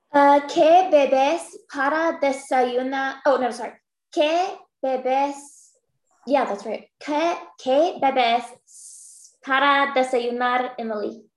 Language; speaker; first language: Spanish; non-native, learner; English